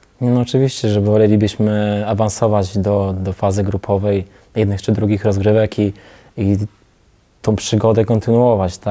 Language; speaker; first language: Polish; native; Polish